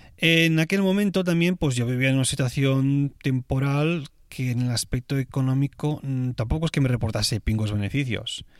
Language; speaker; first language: Spanish; native; Spanish